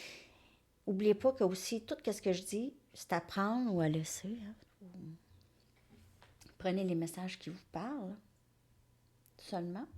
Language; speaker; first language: French; native; French